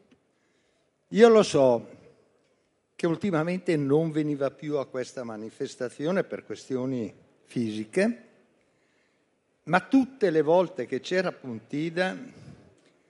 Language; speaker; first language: Italian; native; Italian